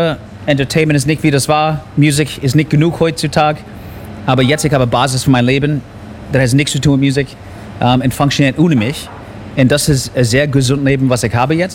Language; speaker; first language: German; non-native, learner; English